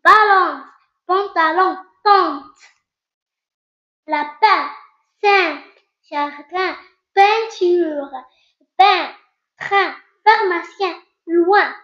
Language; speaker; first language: French; non-native, local second language; Arabic